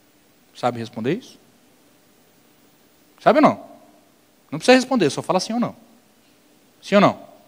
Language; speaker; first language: Portuguese; native; Portuguese